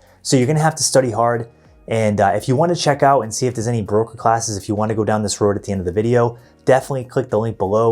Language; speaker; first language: English; native; English